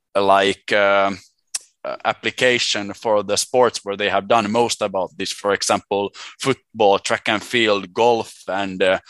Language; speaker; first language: English; non-native, fluent; Swedish